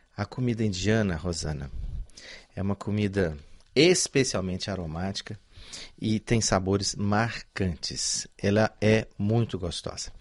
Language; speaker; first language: Portuguese; native; Portuguese